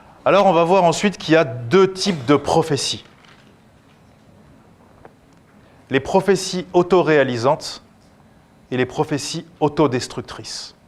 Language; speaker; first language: French; native; French